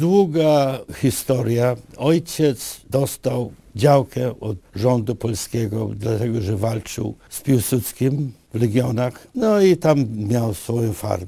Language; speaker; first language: Polish; early bilingual, other home language; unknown